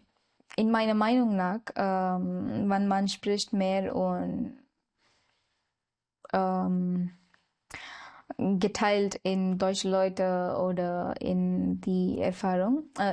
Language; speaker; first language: German; non-native, learner; Marathi